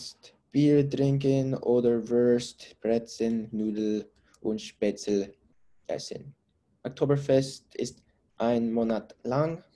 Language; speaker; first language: German; non-native, learner; English